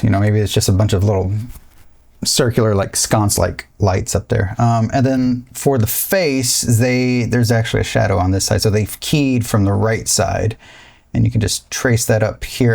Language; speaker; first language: English; native; English